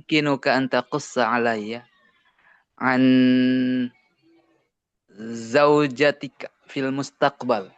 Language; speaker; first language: Arabic; non-native, learner; Indonesian